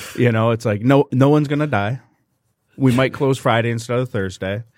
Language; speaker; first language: English; native; English